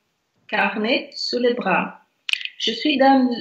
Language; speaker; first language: French; non-native, learner; Russian